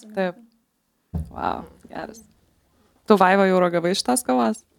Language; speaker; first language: Lithuanian; native; Lithuanian